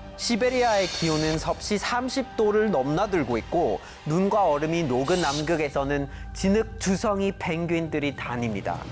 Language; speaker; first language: Korean; non-native, fluent; English